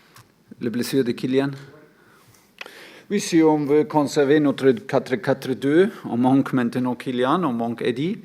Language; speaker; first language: French; non-native, fluent; German